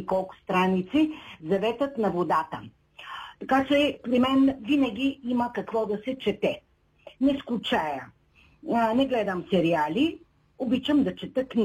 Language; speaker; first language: Bulgarian; native; Bulgarian